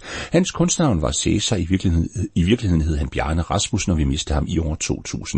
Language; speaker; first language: Danish; native; Danish